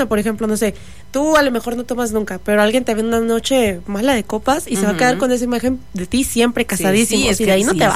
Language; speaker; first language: Spanish; native; Spanish